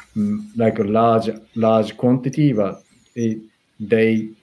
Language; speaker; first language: English; non-native, fluent; Japanese